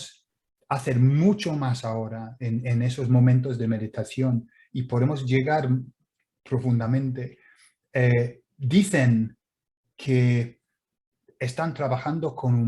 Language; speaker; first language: Spanish; non-native, fluent; English